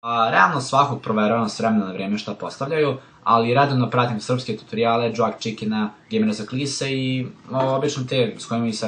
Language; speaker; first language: Serbian; native; Serbian